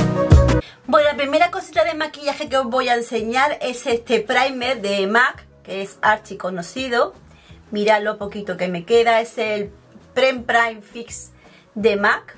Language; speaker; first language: Spanish; native; Spanish